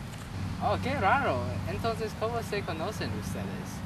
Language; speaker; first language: Spanish; non-native, learner; English